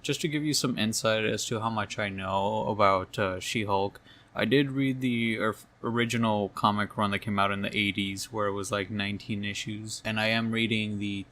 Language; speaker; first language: English; native; English